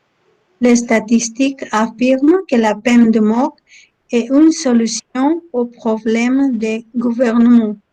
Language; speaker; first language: French; non-native, learner; Spanish